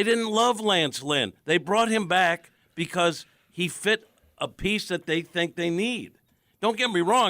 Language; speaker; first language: English; native; English